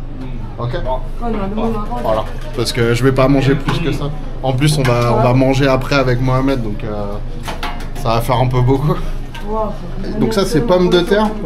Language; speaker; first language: French; native; French